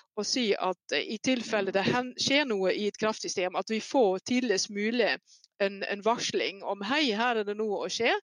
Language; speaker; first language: Norwegian; non-native, fluent; Dutch